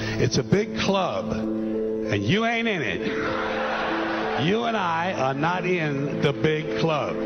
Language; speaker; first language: English; native; English